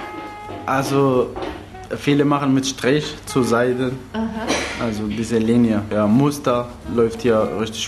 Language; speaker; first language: German; non-native, learner; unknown